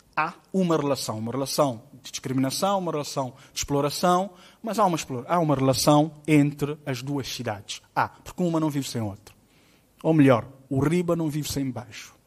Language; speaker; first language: Portuguese; non-native, local second language; Kabuverdianu